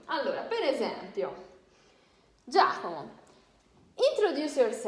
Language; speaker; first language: Italian; non-native, fluent; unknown